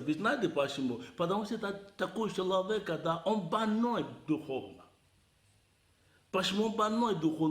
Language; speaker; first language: Russian; non-native, learner; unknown